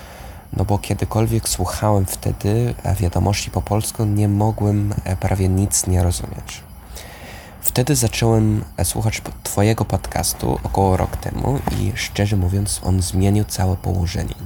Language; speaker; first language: Polish; non-native, fluent; English